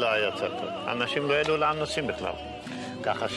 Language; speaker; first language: Hebrew; non-native, fluent; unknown